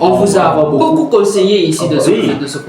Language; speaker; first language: French; non-native, learner; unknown